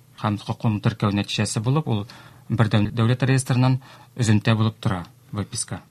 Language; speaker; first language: Tatar; native; Tatar